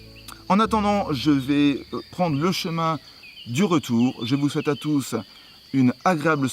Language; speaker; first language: French; native; French